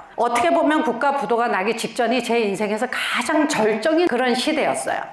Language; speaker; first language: Korean; native; Korean